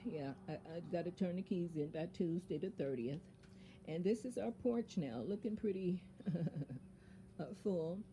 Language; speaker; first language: English; native; English